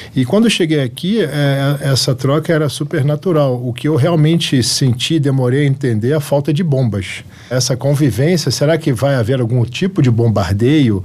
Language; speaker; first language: Portuguese; early bilingual, heritage; Arabic